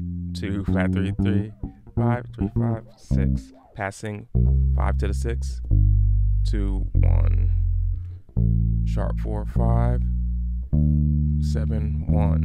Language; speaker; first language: English; native; English